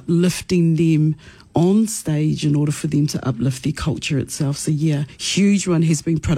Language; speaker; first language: English; native; English